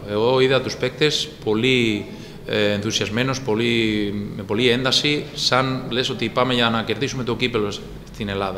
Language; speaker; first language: Greek; non-native, fluent; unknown